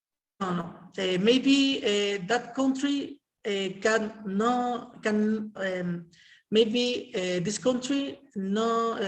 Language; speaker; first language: English; non-native, learner; Spanish